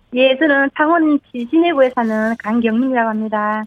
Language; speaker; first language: Korean; native; Korean